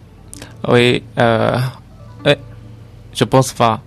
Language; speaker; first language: French; non-native, learner; Chinese